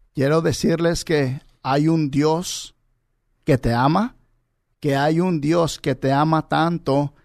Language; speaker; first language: Spanish; early bilingual, heritage; Spanish